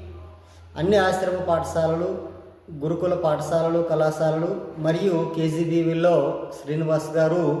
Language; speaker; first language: Telugu; native; Telugu